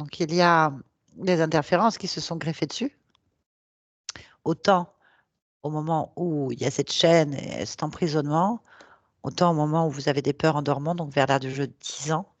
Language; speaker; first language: French; native; French